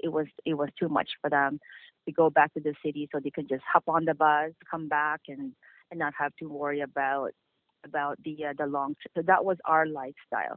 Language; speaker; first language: English; non-native, local second language; Filipino